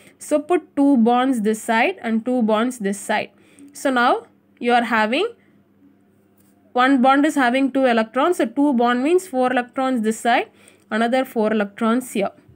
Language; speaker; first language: English; non-native, local second language; Tamil